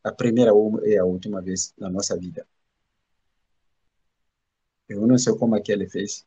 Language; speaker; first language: Portuguese; non-native, learner; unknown